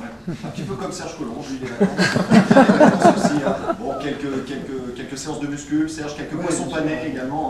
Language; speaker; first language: French; native; French